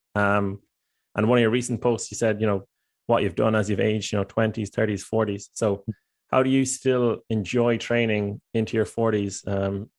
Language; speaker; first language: English; native; English